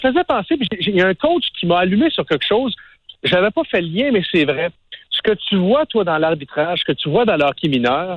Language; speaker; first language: French; native; French